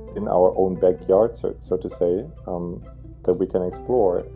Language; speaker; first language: English; non-native, fluent; German